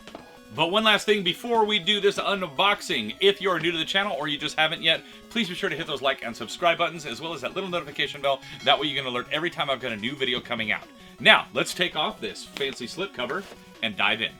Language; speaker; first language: English; native; English